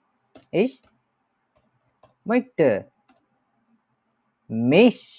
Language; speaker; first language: German; non-native, learner; Bangla